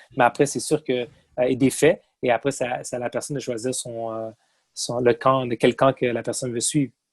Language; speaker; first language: French; native; French